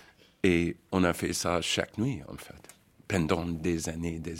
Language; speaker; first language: French; non-native, fluent; English